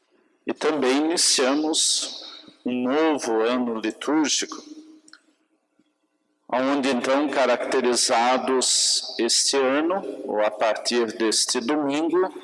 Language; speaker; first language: Portuguese; native; Portuguese